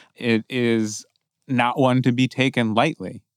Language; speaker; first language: English; native; English